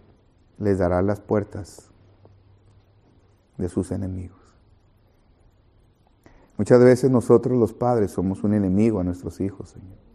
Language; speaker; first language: Spanish; native; Spanish